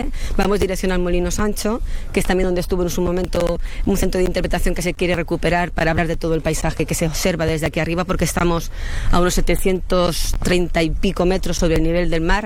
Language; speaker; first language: Spanish; native; Spanish